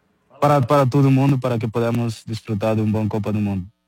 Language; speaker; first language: Portuguese; non-native, fluent; Spanish